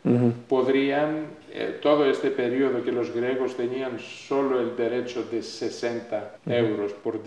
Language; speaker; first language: Spanish; non-native, fluent; Greek